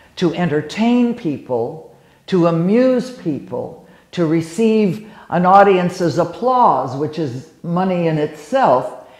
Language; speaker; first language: English; early bilingual, other home language; Lithuanian